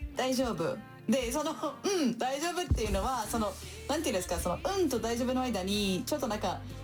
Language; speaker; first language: Japanese; non-native, fluent; French